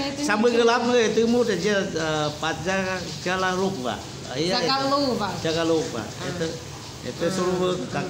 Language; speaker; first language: Russian; non-native, learner; Vietnamese